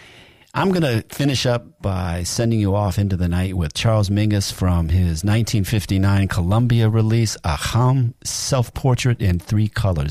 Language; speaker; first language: English; native; English